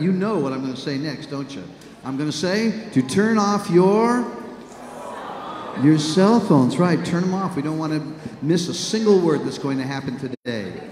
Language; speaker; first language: English; native; English